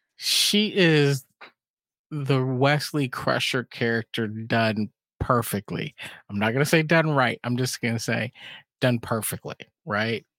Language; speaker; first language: English; native; English